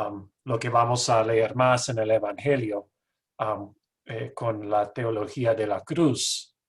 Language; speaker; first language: Spanish; non-native, fluent; English